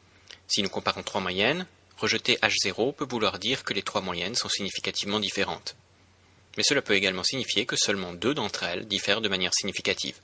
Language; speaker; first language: French; native; French